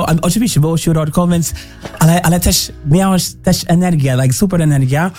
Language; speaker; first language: Polish; non-native, learner; English